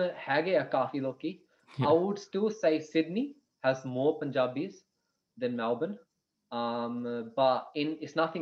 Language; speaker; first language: English; non-native, local second language; Punjabi